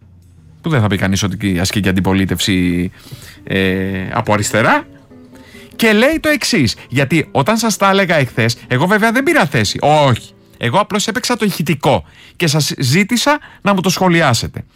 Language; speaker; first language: Greek; native; Greek